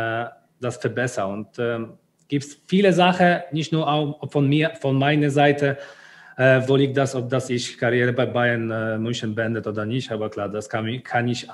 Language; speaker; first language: German; non-native, fluent; Polish